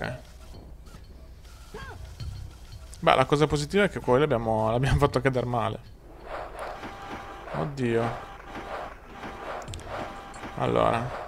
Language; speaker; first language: Italian; native; Italian